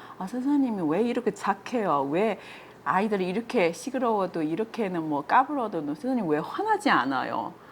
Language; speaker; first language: Korean; non-native, fluent; Chinese